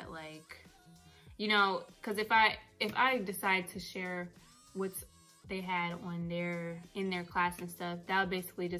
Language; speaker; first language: English; native; English